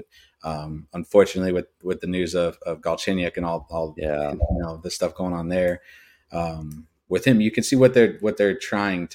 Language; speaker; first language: English; native; English